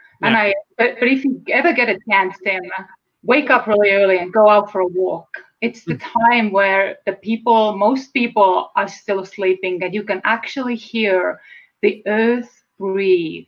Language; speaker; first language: English; non-native, fluent; Estonian